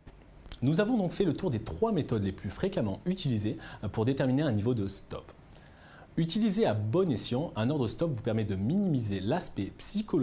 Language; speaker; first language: French; native; French